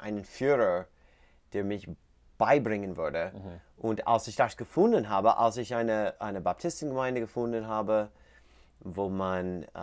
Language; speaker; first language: German; non-native, learner; English